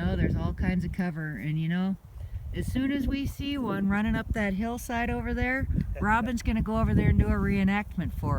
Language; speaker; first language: English; native; English